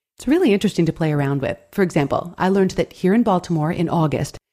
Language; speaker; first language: English; native; English